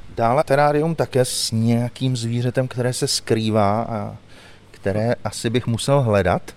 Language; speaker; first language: Czech; native; Czech